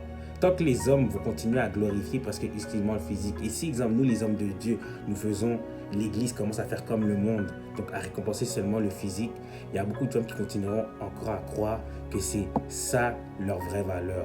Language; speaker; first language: French; native; French